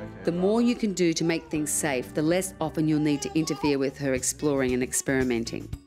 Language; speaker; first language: English; native; English